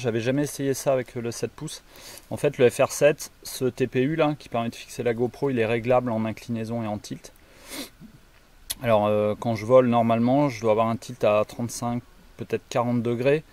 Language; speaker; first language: French; native; French